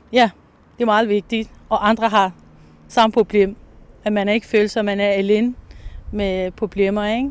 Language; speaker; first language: Danish; non-native, fluent; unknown